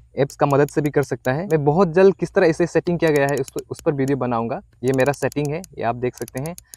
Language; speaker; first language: Hindi; non-native, local second language; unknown